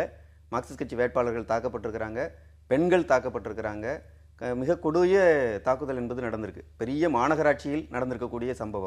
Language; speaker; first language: Tamil; native; Tamil